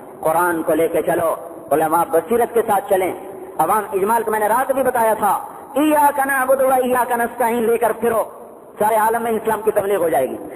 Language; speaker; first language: Urdu; non-native, local second language; Punjabi